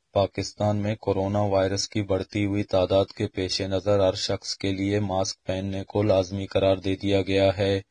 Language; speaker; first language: Urdu; non-native, local second language; Baluchi